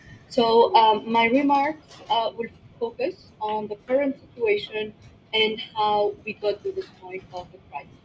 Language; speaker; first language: English; non-native, local second language; Arabic